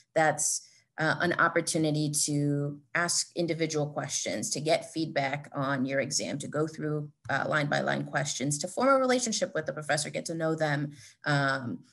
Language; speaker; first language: English; native; English